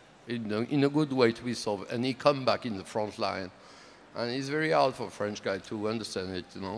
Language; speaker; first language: English; non-native, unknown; French